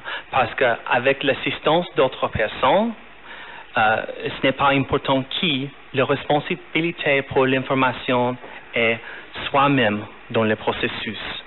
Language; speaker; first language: French; non-native, fluent; English